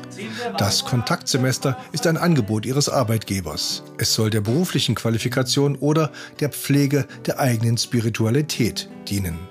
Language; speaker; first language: German; native; German